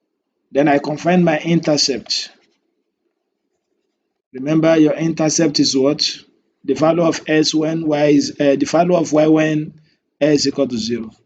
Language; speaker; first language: English; non-native, local second language; Yoruba